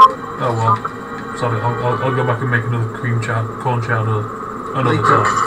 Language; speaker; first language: English; native; English